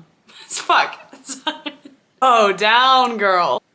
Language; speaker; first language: English; native; English